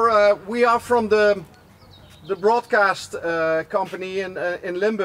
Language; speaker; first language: English; non-native, fluent; Dutch